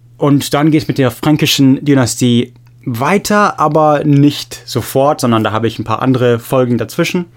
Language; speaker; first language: German; non-native, fluent; English